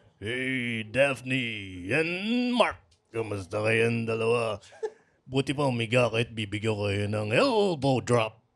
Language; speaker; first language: Filipino; native; Filipino